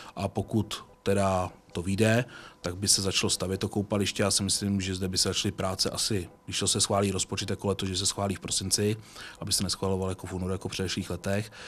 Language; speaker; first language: Czech; native; Czech